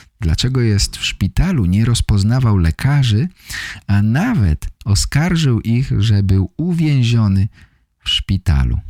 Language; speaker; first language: Polish; native; Polish